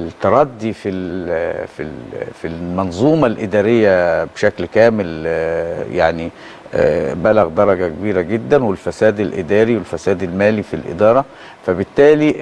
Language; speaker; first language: Arabic; native; Arabic